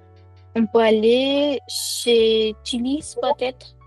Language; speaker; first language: French; non-native, fluent; Hindi